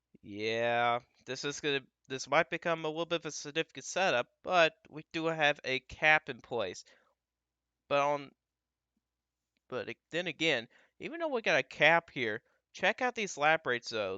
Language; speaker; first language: English; native; English